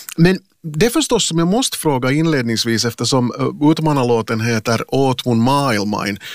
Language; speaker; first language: Swedish; native; Swedish